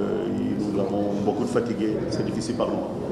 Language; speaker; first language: French; non-native, learner; Kabuverdianu